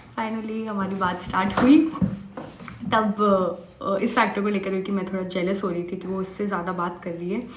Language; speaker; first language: Hindi; non-native, local second language; Bangla